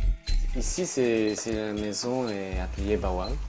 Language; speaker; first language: French; non-native, learner; Japanese